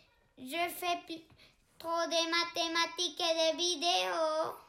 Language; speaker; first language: French; non-native, learner; Spanish